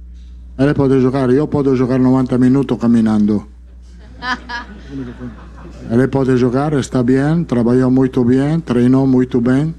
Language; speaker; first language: Portuguese; non-native, fluent; Italian